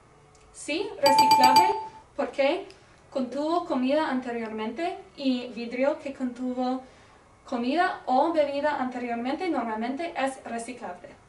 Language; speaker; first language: Spanish; non-native, learner; English